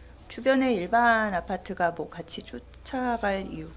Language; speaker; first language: Korean; native; Korean